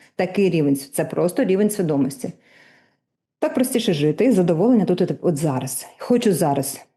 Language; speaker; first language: Ukrainian; non-native, local second language; Russian